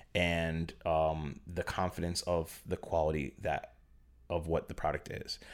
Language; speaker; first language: English; native; English